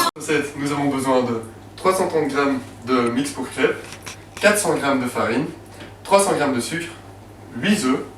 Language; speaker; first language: French; non-native, learner; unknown